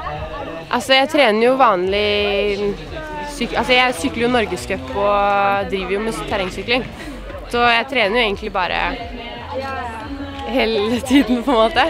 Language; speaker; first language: Norwegian; native; Norwegian